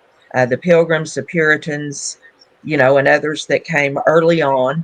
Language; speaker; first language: English; native; English